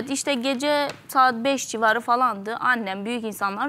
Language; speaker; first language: Turkish; native; Turkish